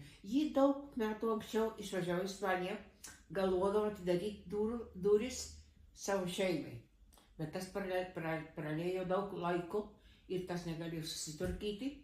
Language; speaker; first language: Lithuanian; early bilingual, heritage; Lithuanian